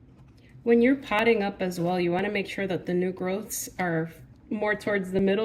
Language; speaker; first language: English; native; English